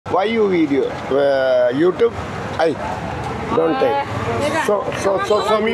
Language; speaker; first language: English; non-native, local second language; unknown